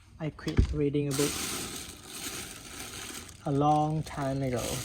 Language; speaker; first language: English; non-native, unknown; Thai